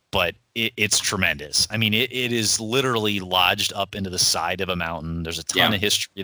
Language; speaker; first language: English; native; English